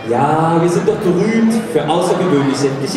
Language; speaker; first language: German; native; German